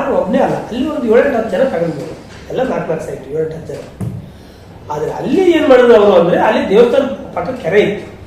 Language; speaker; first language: Kannada; native; Kannada